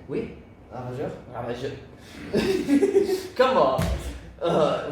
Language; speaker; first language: French; non-native, learner; Italian